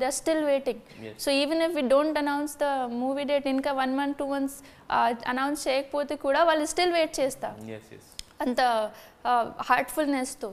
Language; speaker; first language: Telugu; non-native, fluent; Hindi